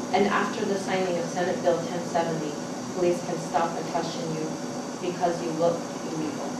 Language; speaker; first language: English; native; English